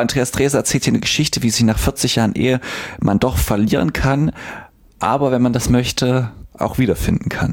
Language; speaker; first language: German; native; German